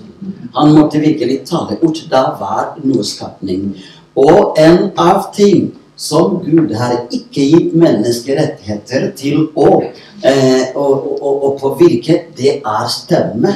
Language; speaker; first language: Norwegian; non-native, fluent; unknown